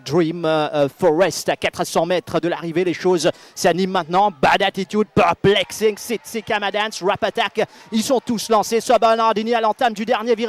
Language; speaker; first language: French; non-native, local second language; Morisyen